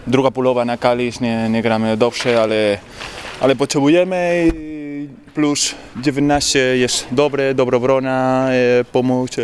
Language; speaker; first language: Polish; non-native, learner; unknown